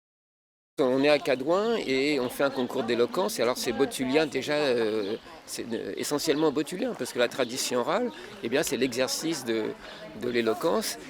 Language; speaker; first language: French; native; French